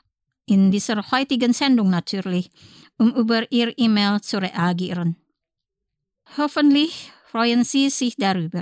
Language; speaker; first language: German; non-native, fluent; Indonesian